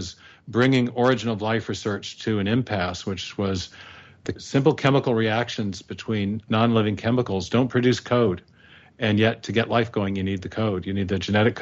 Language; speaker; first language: English; native; English